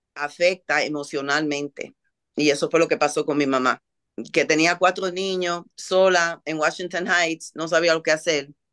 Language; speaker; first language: Spanish; early bilingual, heritage; Spanish